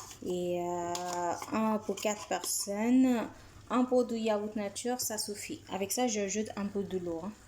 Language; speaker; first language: French; non-native, fluent; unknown